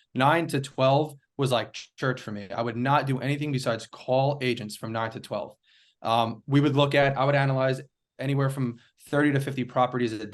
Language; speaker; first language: English; native; English